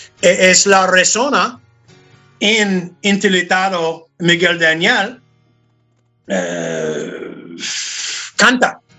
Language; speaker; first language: Spanish; non-native, learner; English